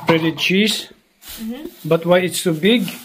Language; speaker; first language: English; non-native, local second language; Filipino